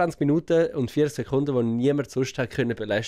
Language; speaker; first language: German; native; German